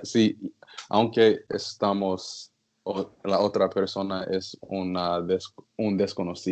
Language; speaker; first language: Spanish; non-native, learner; English